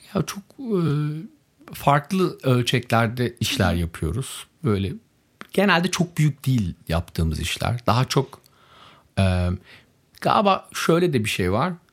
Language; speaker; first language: Turkish; early bilingual, heritage; Turkish